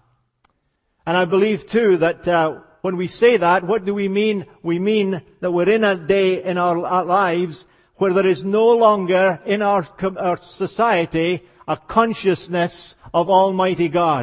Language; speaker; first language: English; native; English